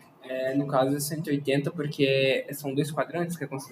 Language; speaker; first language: Portuguese; native; Portuguese